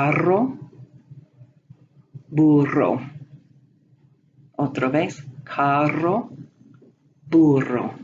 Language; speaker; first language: Spanish; non-native, fluent; English